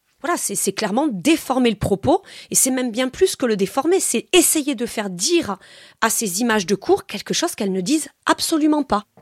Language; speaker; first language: French; native; French